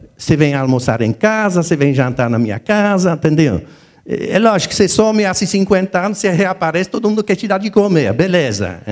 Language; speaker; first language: Portuguese; non-native, fluent; French